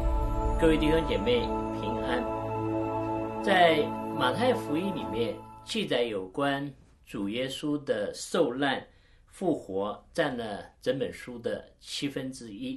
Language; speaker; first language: Chinese; native; Chinese